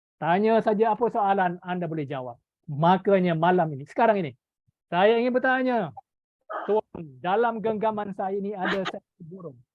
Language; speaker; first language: Malay; native; Malay